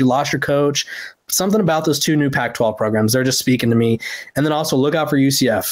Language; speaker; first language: English; native; English